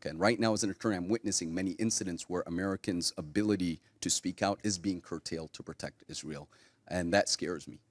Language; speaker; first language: English; native; English